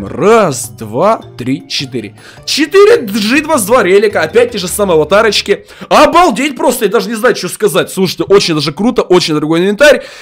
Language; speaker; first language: Russian; native; Russian